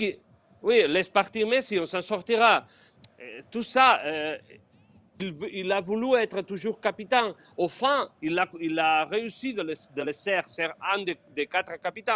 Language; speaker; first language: French; non-native, fluent; Spanish